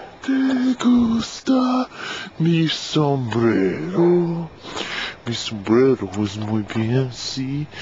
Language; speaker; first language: Spanish; non-native, learner; English